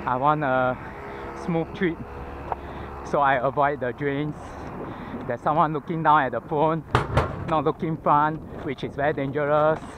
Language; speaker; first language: English; non-native, local second language; Chinese